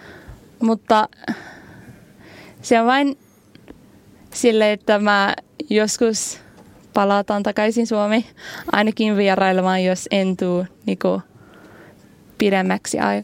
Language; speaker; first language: Finnish; non-native, learner; English